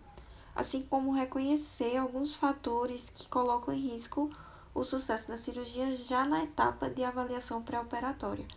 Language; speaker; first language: Portuguese; native; Portuguese